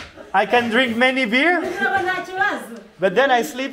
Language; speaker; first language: English; non-native, fluent; French